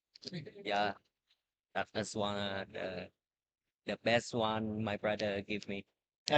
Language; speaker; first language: English; non-native, learner; Vietnamese